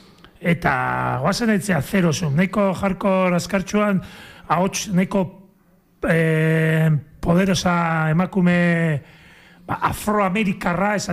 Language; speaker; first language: Basque; native; Basque